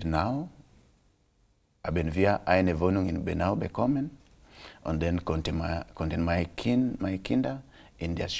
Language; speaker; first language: German; non-native, local second language; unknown